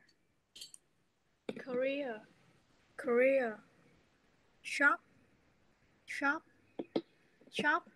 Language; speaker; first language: English; non-native, learner; Vietnamese